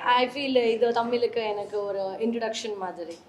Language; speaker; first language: Tamil; non-native, learner; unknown